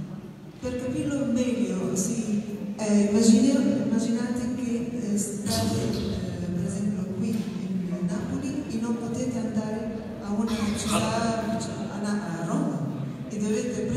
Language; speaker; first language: Italian; non-native, fluent; Arabic